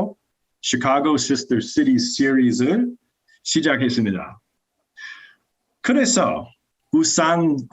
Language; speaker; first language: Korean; non-native, learner; English